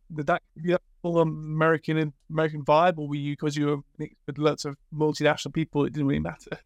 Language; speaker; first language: English; native; English